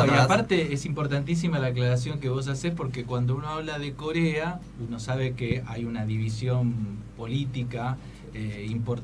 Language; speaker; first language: Spanish; native; Spanish